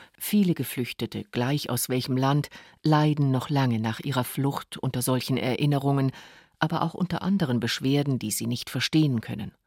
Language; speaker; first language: German; native; German